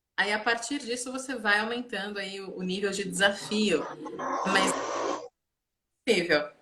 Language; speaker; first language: Portuguese; native; Portuguese